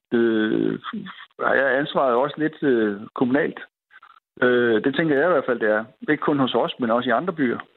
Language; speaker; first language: Danish; native; Danish